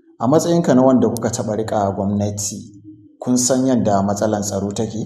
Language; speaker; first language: Hausa; native; Hausa